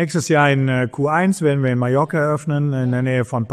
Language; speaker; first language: German; native; German